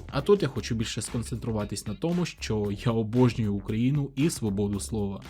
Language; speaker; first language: Ukrainian; non-native, local second language; Russian